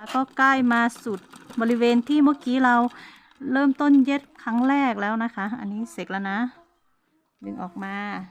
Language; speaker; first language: Thai; non-native, local second language; Hmong